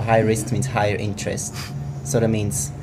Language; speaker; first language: English; native; English